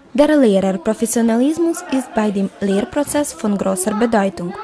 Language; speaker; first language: German; non-native, fluent; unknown